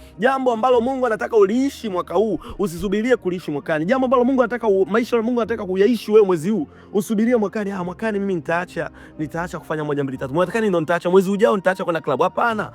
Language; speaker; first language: Swahili; native; Swahili